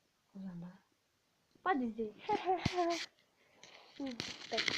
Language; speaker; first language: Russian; non-native, local second language; Kazakh